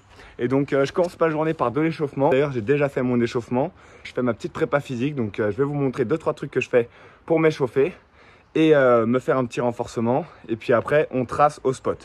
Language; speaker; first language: French; native; French